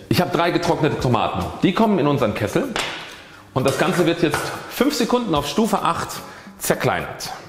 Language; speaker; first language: German; native; German